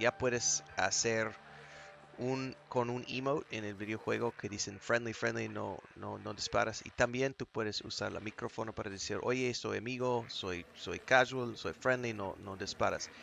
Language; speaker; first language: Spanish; non-native, learner; English